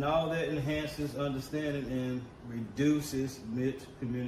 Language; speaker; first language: English; native; English